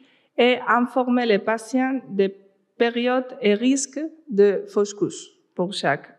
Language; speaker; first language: French; non-native, fluent; Spanish